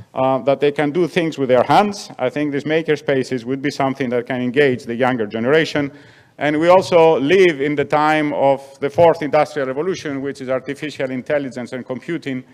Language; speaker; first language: English; non-native, fluent; Greek